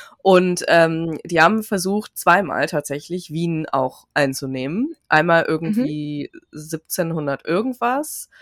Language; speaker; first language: German; early bilingual, other home language; Turkish